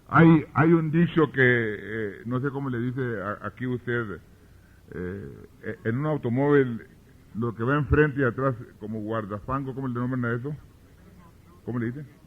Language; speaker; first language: Spanish; early bilingual, heritage; Spanish